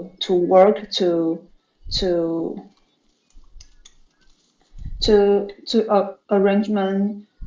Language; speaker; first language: English; non-native, learner; Chinese